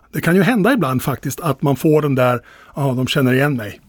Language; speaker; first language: Swedish; native; Swedish